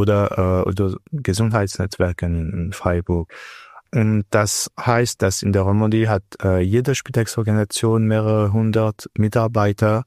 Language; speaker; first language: German; non-native, local second language; French